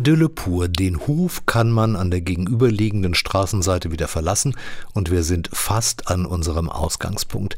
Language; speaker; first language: German; native; German